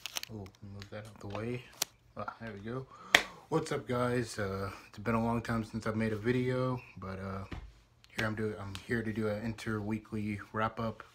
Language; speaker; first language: English; native; English